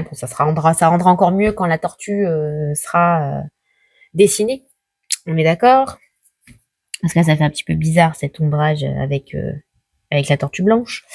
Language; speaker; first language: French; native; French